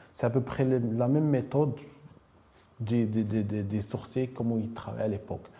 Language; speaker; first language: French; non-native, local second language; Arabic